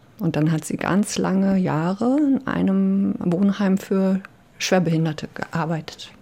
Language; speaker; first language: German; early bilingual, other home language; Polish